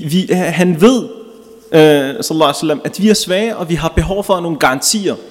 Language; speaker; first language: Danish; early bilingual, other home language; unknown